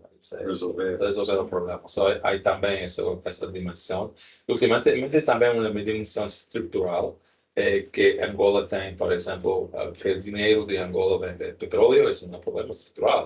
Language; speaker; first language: Spanish; non-native, learner; English